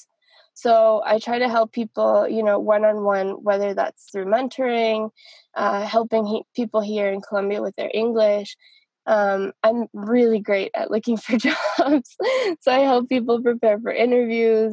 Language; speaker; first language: English; native; English